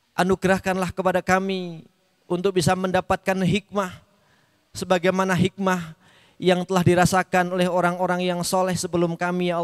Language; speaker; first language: Indonesian; native; Indonesian